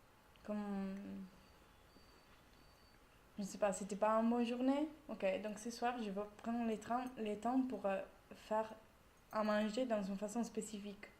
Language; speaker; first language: French; non-native, fluent; Italian